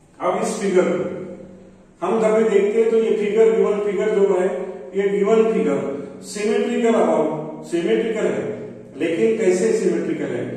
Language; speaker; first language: Hindi; non-native, local second language; Marathi